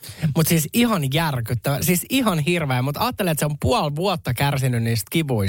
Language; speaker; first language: Finnish; native; Finnish